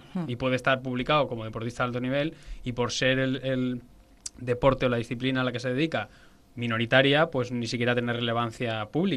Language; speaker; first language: Spanish; native; Spanish